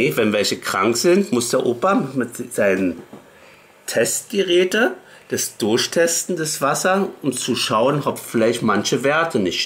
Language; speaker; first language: German; native; German